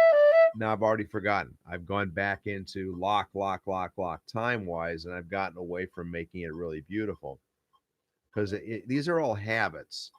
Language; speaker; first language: English; native; English